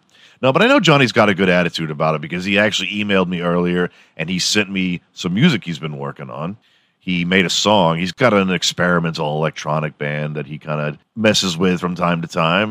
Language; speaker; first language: English; native; English